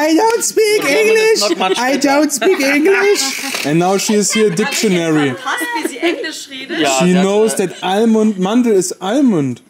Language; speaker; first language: English; non-native, learner; German